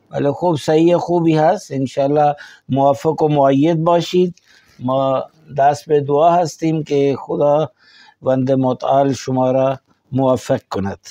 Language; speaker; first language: Persian; non-native, fluent; Urdu